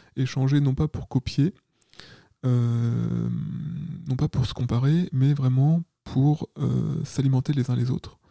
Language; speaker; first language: French; native; French